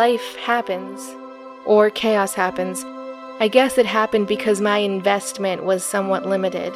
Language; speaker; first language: English; native; English